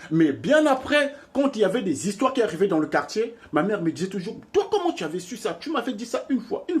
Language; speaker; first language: French; non-native, local second language; Lingala